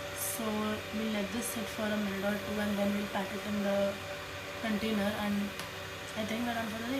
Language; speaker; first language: English; non-native, local second language; Hindi